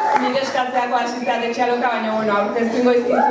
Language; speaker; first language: Basque; native; Basque